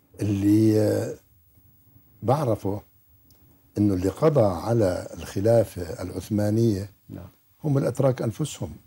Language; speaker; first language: Arabic; native; Arabic